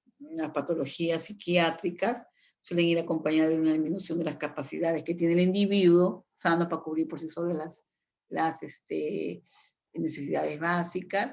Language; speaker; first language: Spanish; native; Spanish